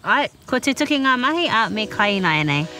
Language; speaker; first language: Māori; non-native, local second language; English